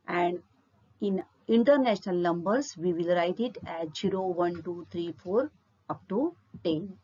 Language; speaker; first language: English; non-native, local second language; Marathi